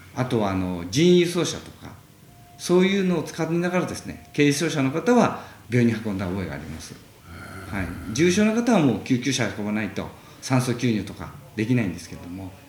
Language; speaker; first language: Japanese; native; Japanese